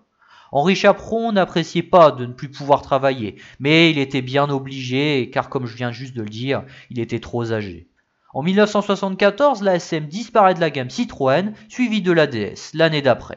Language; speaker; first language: French; native; French